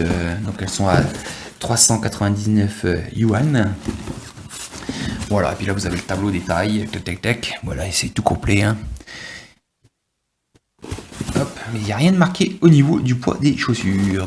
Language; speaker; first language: French; native; French